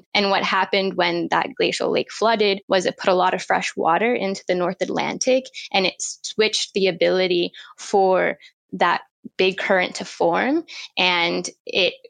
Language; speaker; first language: English; native; English